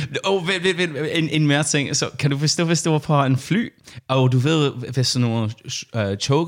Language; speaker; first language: Danish; non-native, learner; English